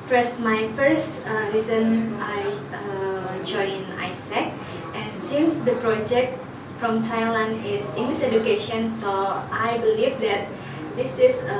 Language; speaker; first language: English; non-native, learner; Indonesian